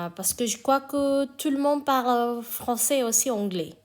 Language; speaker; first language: French; non-native, learner; Indonesian